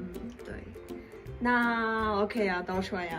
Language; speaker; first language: Chinese; non-native, fluent; Mongolian